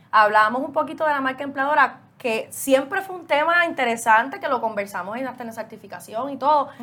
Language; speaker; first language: Spanish; native; Spanish